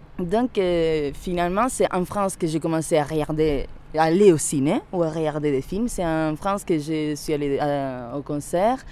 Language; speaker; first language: French; non-native, fluent; Spanish